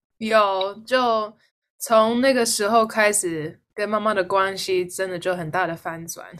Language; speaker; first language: Chinese; early bilingual, heritage; Chinese